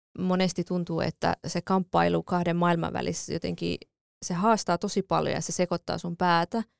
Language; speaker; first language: Finnish; early bilingual, other home language; Kurdish